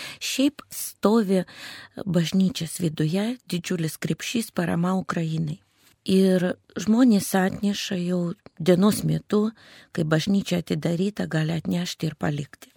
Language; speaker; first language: Lithuanian; non-native, fluent; Russian